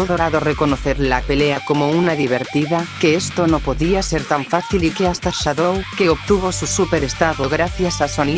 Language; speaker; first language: Spanish; native; Spanish